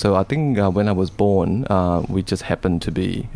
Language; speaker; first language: English; non-native, local second language; Cantonese